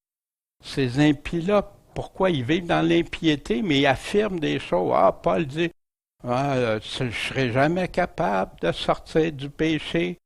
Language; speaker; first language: French; native; French